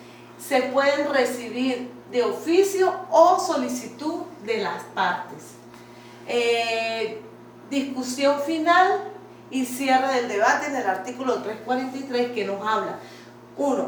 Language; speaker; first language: Spanish; native; Spanish